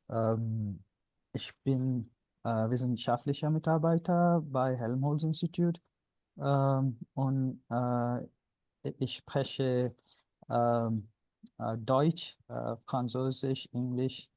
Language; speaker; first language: German; non-native, learner; Punjabi